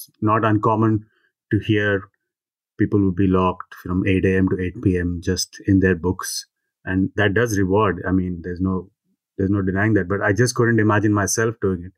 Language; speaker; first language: English; non-native, local second language; Telugu